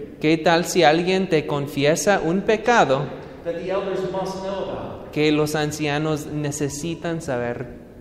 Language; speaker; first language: Spanish; non-native, fluent; English